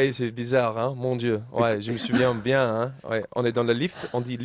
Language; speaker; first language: French; non-native, learner; English